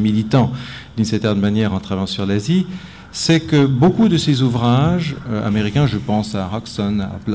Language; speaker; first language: French; native; French